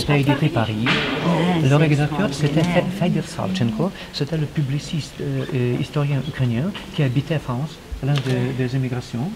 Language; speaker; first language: French; non-native, learner; Ukrainian